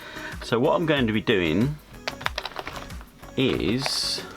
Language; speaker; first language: English; native; English